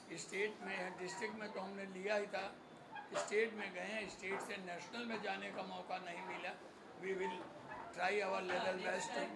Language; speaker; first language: Hindi; non-native, local second language; Marathi